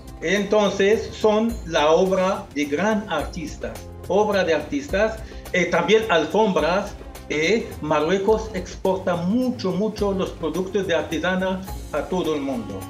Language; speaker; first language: Spanish; non-native, local second language; Arabic